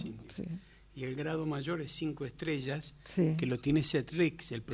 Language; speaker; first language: Spanish; native; Spanish